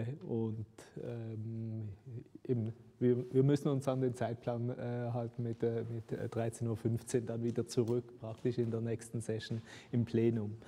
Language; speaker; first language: German; native; German